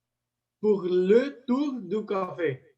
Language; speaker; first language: French; non-native, learner; Spanish